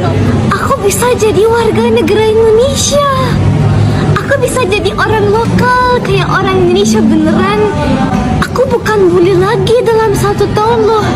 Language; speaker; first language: Indonesian; non-native, fluent; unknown